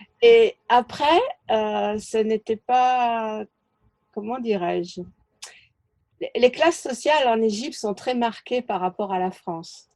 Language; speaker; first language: French; native; French